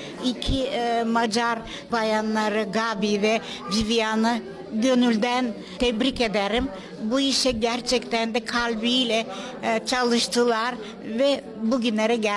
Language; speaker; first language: Turkish; non-native, local second language; Tatar